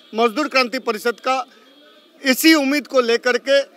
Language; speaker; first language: Hindi; non-native, local second language; Odia